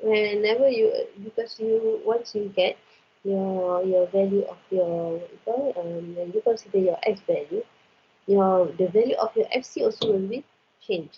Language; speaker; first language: English; non-native, local second language; Malay